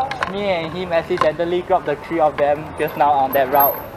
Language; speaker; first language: English; non-native, local second language; Chinese